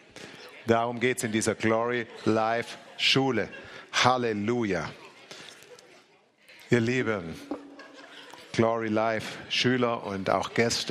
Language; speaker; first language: German; native; German